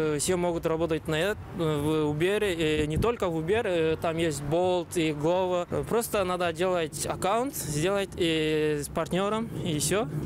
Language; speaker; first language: Russian; non-native, local second language; Uzbek